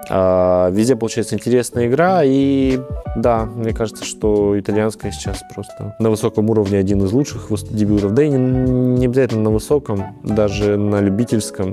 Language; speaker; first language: Russian; native; Russian